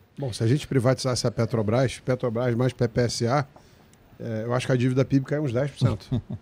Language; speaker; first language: Portuguese; native; Portuguese